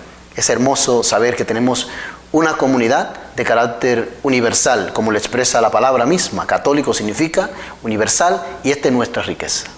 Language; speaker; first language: Spanish; native; Spanish